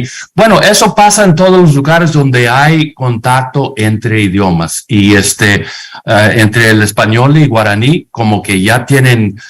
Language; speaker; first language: Spanish; non-native, fluent; English